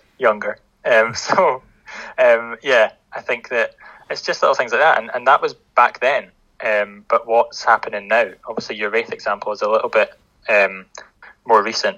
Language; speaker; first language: English; native; English